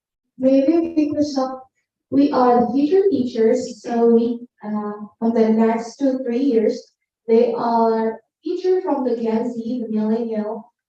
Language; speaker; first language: English; non-native, learner; Indonesian